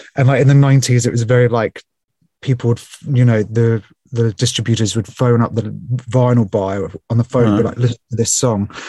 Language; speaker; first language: English; native; English